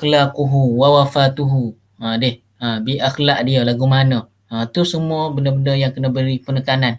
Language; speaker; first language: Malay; native; Malay